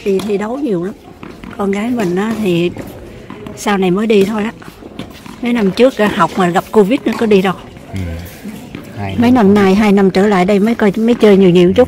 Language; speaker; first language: Vietnamese; native; Vietnamese